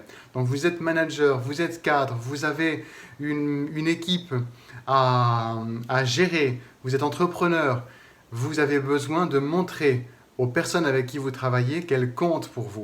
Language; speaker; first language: French; native; French